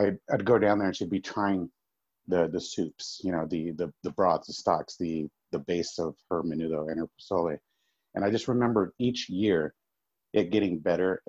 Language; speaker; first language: English; native; English